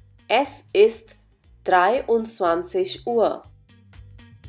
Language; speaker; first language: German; non-native, fluent; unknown